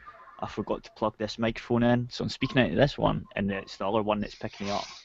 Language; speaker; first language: English; native; English